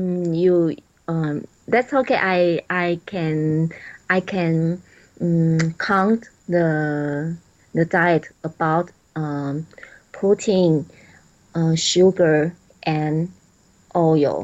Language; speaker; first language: English; non-native, learner; Chinese